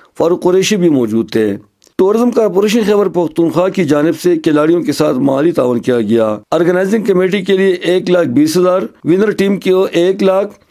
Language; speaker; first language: Urdu; non-native, local second language; Khowar